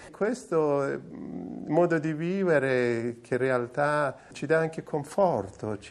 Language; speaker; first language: Italian; non-native, fluent; Persian